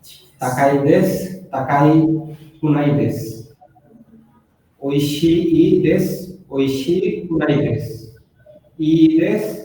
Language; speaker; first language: Japanese; non-native, learner; Bangla